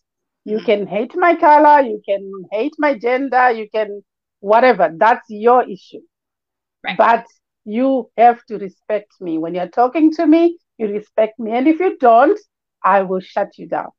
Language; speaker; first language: English; non-native, local second language; Shona